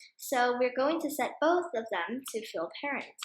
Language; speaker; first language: English; non-native, fluent; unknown